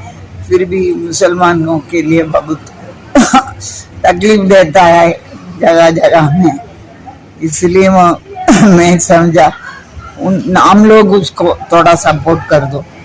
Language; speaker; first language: Hindi; non-native, local second language; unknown